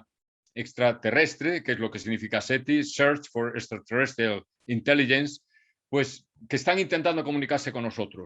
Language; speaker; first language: Spanish; native; Spanish